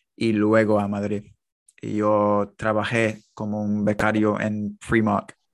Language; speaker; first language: Spanish; non-native, fluent; English